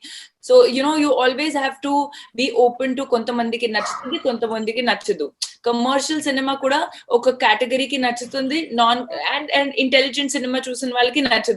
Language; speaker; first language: Telugu; non-native, fluent; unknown